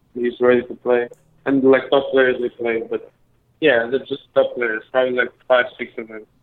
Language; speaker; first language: English; early bilingual, other home language; Albanian